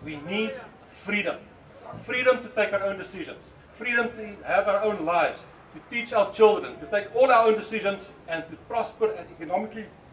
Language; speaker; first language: English; non-native, local second language; Afrikaans